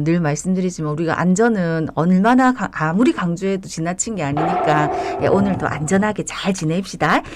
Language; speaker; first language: Korean; native; Korean